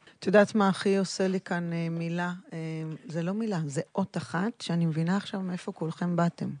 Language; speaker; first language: Hebrew; native; Hebrew